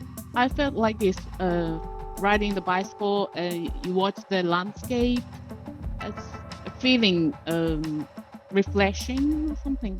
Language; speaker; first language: English; non-native, learner; Japanese